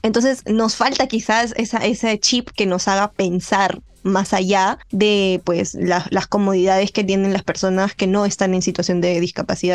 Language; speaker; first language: Spanish; native; Spanish